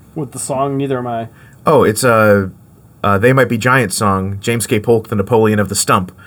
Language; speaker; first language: English; native; English